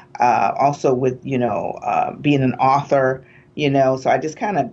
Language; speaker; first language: English; native; English